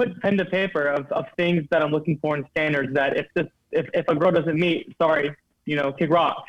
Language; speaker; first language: English; native; English